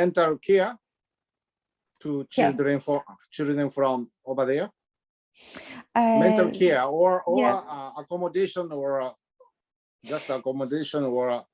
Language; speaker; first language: English; non-native, learner; Japanese